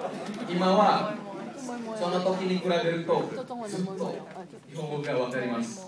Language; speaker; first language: Japanese; non-native, learner; Indonesian